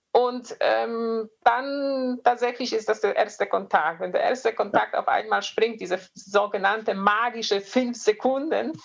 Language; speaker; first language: German; non-native, fluent; Polish